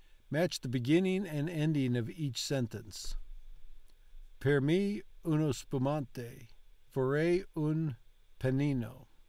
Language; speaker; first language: English; native; English